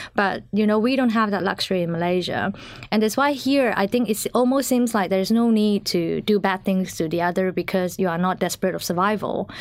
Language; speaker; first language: English; non-native, local second language; Chinese